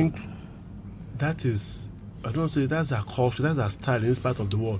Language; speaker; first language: English; non-native, local second language; Yoruba